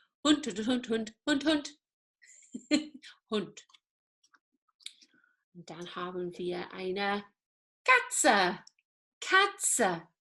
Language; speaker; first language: German; non-native, fluent; English